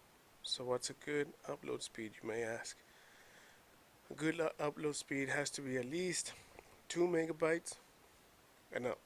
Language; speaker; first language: English; native; English